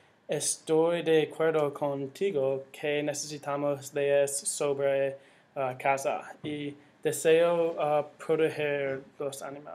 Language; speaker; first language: Spanish; non-native, learner; English